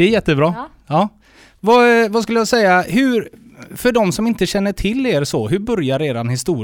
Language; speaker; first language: Swedish; native; Swedish